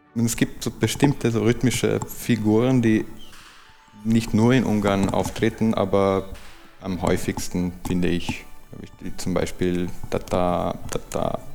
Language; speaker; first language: German; non-native, fluent; Hungarian